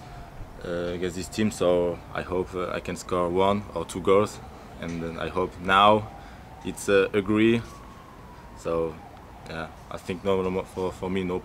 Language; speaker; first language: English; non-native, learner; French